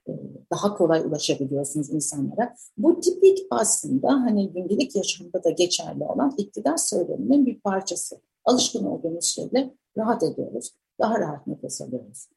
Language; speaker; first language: Turkish; native; Turkish